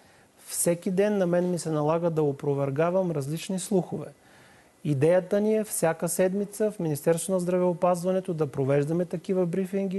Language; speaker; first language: Bulgarian; native; Bulgarian